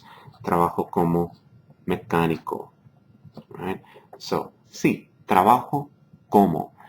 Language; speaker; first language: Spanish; non-native, fluent; English